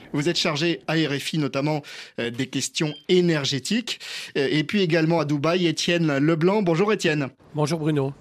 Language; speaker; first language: French; native; French